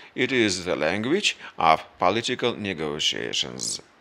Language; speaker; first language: English; non-native, fluent; Russian